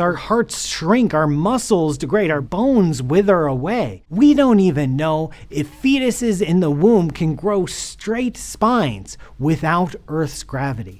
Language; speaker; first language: English; native; English